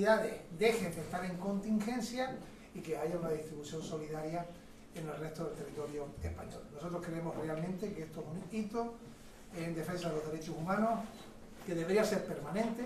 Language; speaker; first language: Spanish; native; Spanish